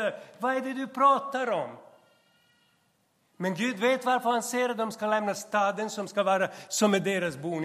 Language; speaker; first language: Swedish; non-native, fluent; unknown